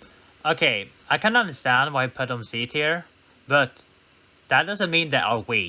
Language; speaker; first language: English; non-native, fluent; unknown